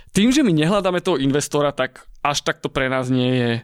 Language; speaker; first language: Slovak; native; Slovak